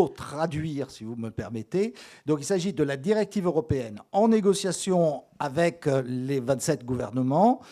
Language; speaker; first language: French; native; French